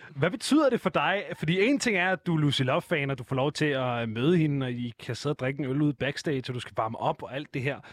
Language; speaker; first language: Danish; native; Danish